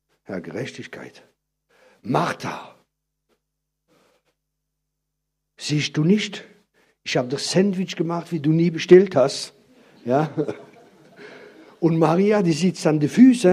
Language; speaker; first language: German; non-native, fluent; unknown